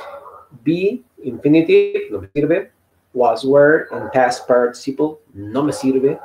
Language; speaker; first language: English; non-native, fluent; Spanish